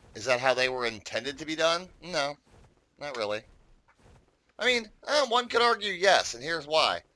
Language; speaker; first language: English; native; English